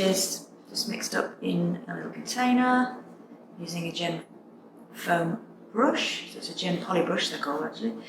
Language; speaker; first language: English; native; English